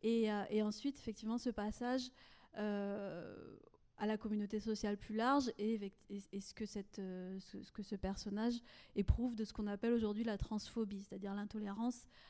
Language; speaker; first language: French; native; French